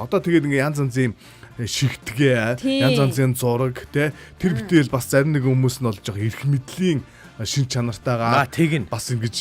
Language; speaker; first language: Mongolian; native; Mongolian